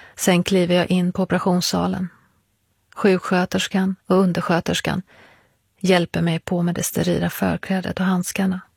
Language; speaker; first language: Swedish; early bilingual, other home language; Persian